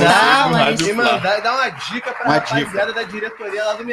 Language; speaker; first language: Portuguese; native; Portuguese